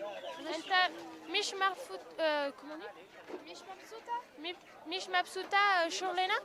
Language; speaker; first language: Arabic; non-native, learner; French